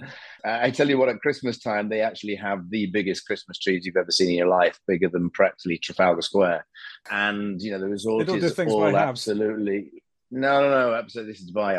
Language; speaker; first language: English; native; English